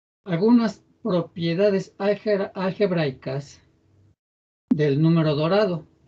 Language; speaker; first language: Spanish; native; Spanish